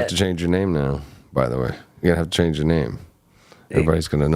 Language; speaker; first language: English; native; English